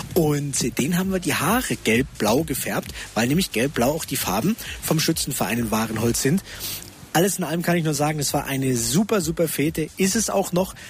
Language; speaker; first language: German; native; German